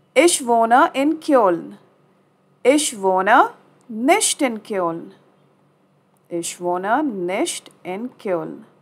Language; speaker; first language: German; non-native, fluent; Hindi